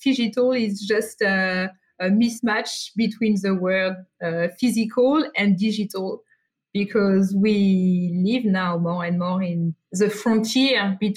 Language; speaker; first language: English; non-native, fluent; French